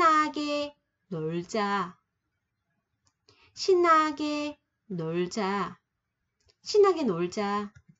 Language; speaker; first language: Korean; non-native, fluent; Vietnamese